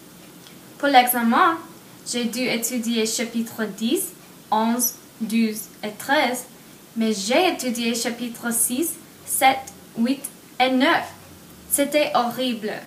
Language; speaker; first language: French; non-native, learner; English